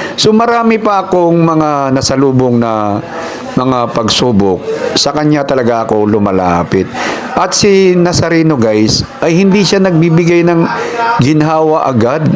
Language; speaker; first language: Filipino; non-native, local second language; Cebuano